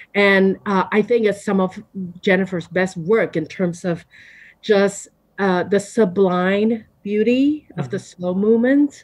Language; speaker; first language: English; non-native, fluent; Chinese